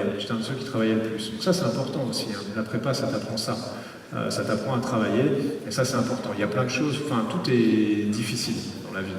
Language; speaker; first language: French; native; French